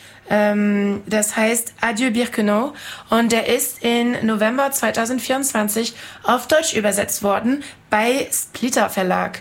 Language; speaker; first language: German; non-native, fluent; French